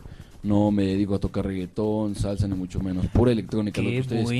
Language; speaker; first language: Spanish; native; Spanish